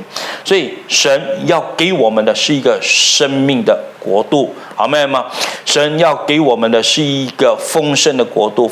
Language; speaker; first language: Chinese; native; Chinese